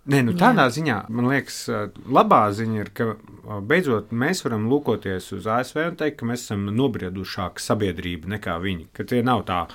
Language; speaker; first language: Latvian; native; Latvian